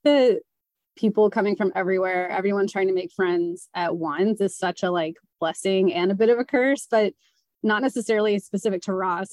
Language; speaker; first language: English; native; English